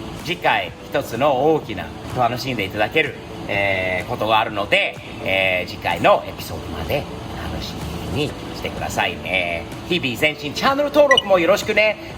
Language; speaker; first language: Japanese; non-native, fluent; English